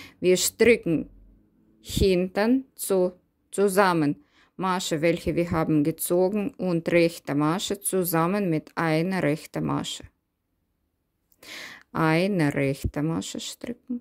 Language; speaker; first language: German; non-native, learner; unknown